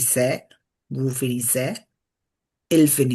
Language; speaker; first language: French; non-native, learner; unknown